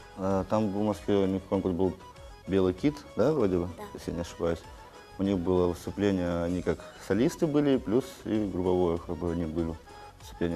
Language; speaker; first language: Russian; native; Russian